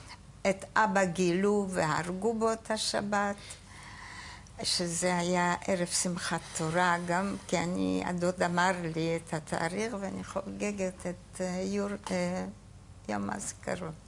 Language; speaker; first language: Hebrew; non-native, fluent; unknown